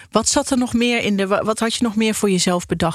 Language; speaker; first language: Dutch; native; Dutch